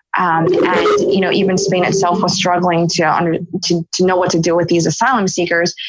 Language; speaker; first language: English; native; English